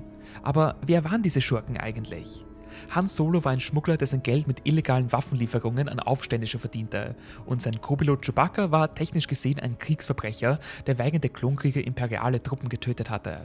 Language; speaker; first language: German; native; German